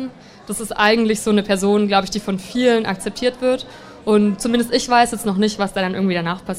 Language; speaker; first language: German; native; German